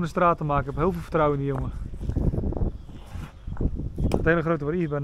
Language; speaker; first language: Dutch; native; Dutch